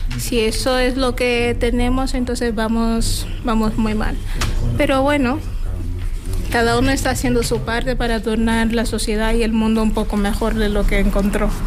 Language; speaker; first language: Spanish; non-native, fluent; Portuguese